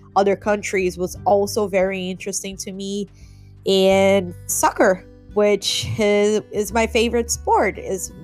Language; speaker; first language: English; non-native, fluent; Portuguese